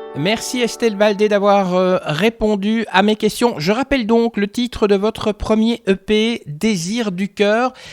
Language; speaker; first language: French; native; French